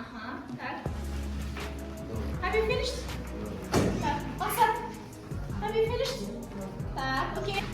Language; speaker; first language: English; non-native, learner; Kazakh